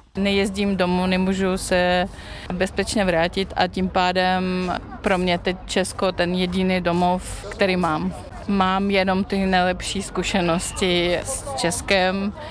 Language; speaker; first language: Czech; non-native, fluent; Russian